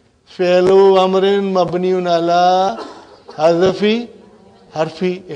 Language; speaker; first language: Arabic; non-native, fluent; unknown